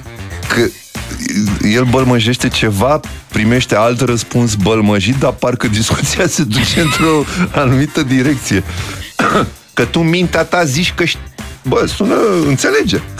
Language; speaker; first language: Romanian; native; Romanian